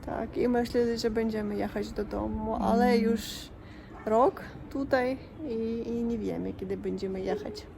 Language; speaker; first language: Polish; non-native, learner; Russian